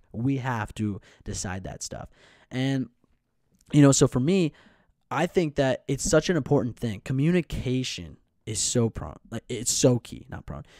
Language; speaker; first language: English; native; English